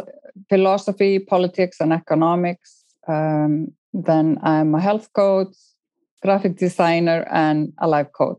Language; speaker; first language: English; non-native, fluent; Icelandic